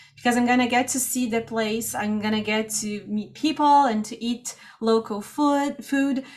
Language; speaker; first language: English; non-native, fluent; Portuguese